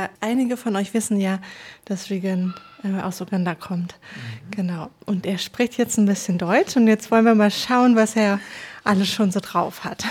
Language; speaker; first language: German; native; German